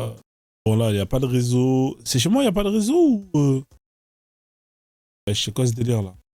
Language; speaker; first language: French; native; French